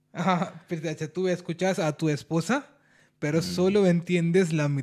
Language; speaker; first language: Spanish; non-native, learner; Hindi